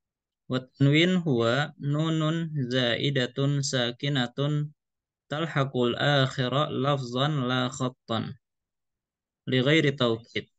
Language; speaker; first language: Arabic; non-native, fluent; Indonesian